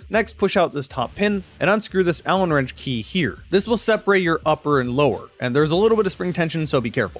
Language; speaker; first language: English; native; English